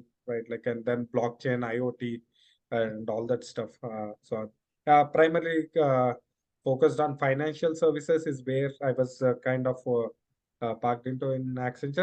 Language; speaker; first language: English; non-native, local second language; Telugu